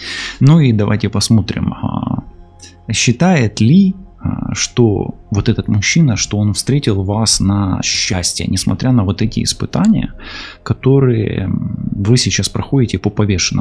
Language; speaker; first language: Russian; non-native, local second language; Ukrainian